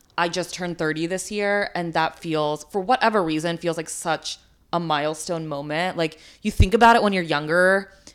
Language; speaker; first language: English; early bilingual, other home language; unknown